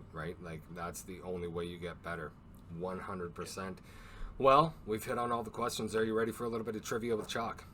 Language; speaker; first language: English; native; English